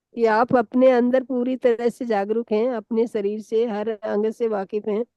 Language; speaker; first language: Hindi; native; Hindi